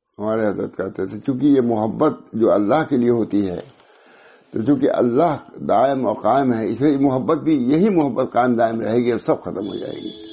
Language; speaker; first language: Urdu; native; Urdu